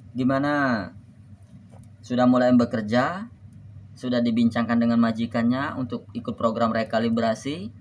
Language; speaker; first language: Indonesian; native; Indonesian